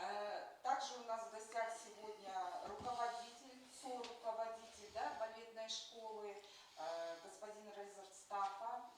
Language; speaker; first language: Russian; native; Russian